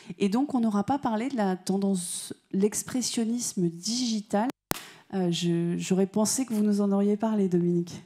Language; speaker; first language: French; native; French